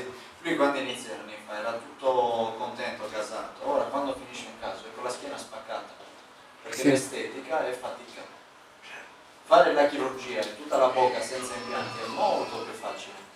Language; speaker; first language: Italian; native; Italian